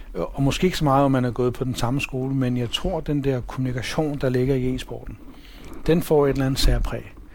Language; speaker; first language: Danish; early bilingual, other home language; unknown